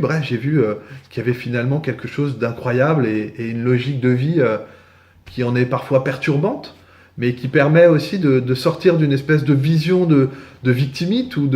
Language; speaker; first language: French; native; French